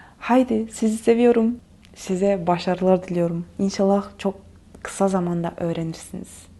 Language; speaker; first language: Turkish; non-native, fluent; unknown